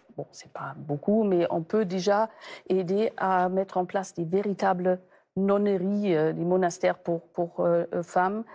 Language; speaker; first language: French; non-native, fluent; German